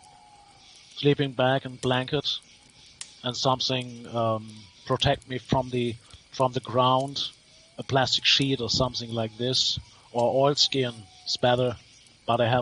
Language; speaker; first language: English; non-native, learner; German